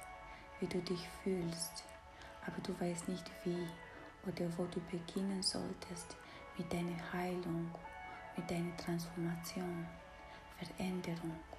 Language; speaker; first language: German; non-native, fluent; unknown